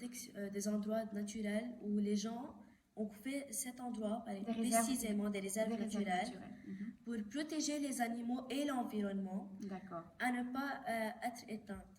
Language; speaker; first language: French; non-native, local second language; Arabic